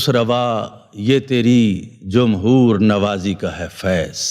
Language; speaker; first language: Urdu; native; Urdu